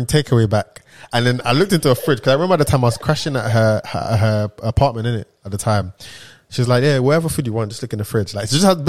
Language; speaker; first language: English; non-native, local second language; Yoruba